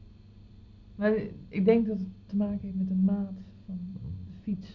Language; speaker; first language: Dutch; native; Dutch